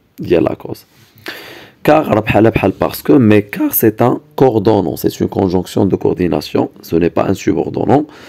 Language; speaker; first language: French; non-native, local second language; Arabic